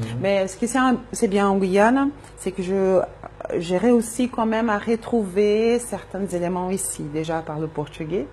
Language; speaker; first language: French; non-native, fluent; Portuguese